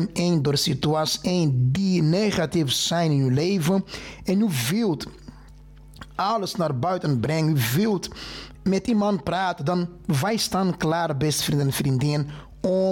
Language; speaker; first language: Dutch; non-native, fluent; Portuguese